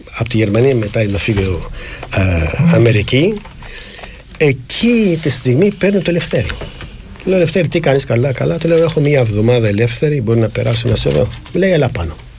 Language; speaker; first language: Greek; non-native, fluent; Arabic